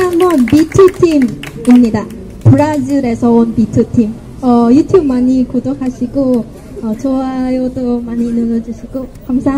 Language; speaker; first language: Korean; non-native, fluent; Portuguese